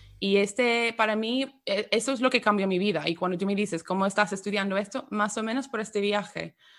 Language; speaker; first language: Spanish; non-native, fluent; English